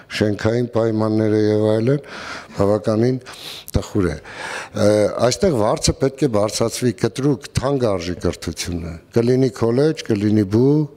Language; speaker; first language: Armenian; native; Armenian